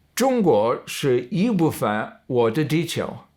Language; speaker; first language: Chinese; non-native, learner; English